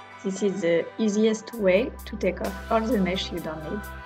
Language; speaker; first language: English; non-native, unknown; French